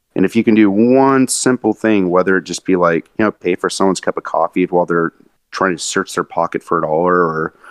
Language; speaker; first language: English; native; English